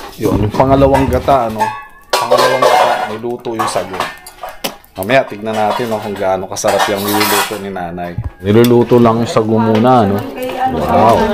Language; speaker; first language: Filipino; native; Filipino